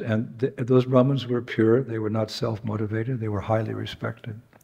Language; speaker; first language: English; native; English